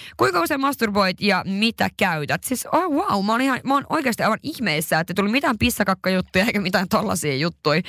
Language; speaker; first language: Finnish; early bilingual, heritage; Finnish